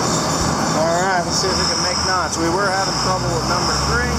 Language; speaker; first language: English; native; English